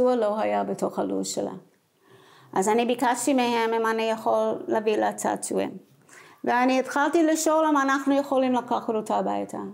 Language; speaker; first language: Hebrew; non-native, fluent; English